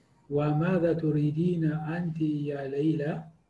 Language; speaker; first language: Arabic; non-native, learner; English